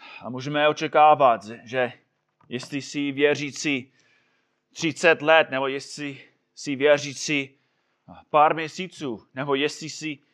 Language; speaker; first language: Czech; non-native, fluent; English